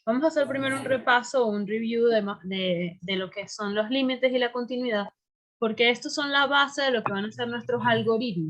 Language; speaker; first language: Spanish; native; Spanish